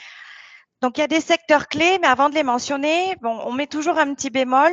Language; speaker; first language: French; native; French